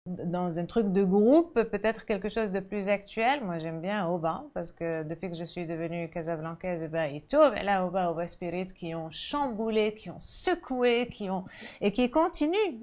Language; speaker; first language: French; non-native, local second language; Arabic